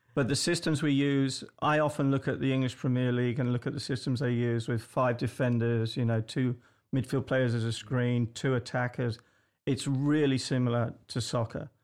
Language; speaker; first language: English; native; English